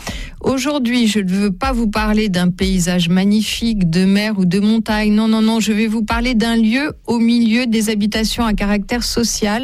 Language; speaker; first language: French; native; French